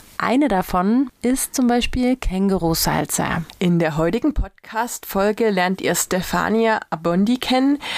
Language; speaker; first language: German; native; German